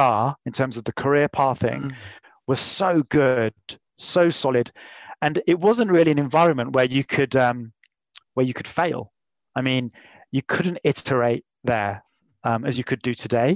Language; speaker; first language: English; native; English